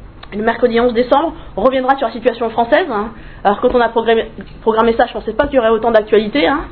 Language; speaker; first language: French; native; French